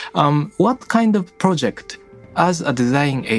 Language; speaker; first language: English; non-native, fluent; Japanese